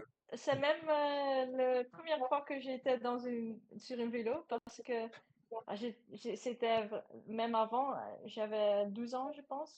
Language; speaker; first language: French; non-native, learner; Dutch